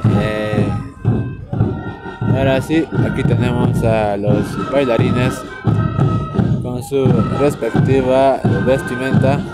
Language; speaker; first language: Spanish; native; Spanish